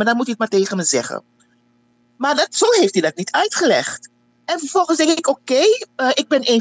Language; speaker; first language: Dutch; native; Dutch